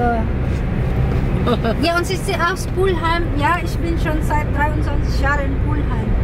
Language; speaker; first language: German; non-native, fluent; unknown